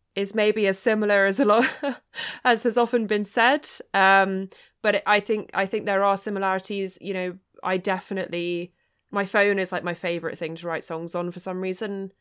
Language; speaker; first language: English; native; English